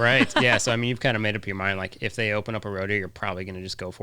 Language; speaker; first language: English; native; English